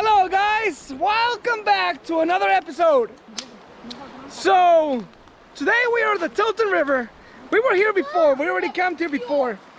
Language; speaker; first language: English; early bilingual, other home language; Spanish